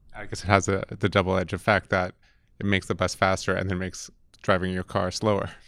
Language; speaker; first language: English; native; English